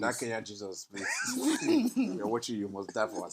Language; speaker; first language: English; non-native, local second language; Yoruba